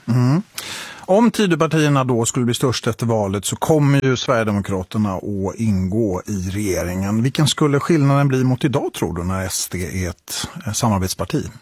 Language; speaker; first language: Swedish; native; Swedish